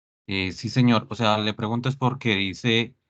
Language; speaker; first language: Spanish; native; Spanish